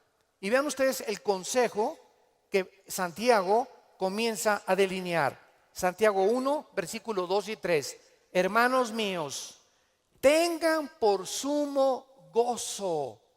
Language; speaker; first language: Spanish; native; Spanish